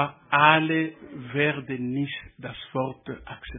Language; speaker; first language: German; non-native, learner; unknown